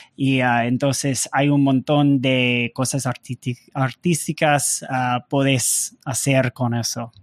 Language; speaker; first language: Spanish; non-native, learner; English